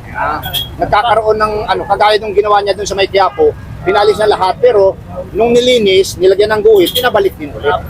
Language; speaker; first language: Filipino; native; Filipino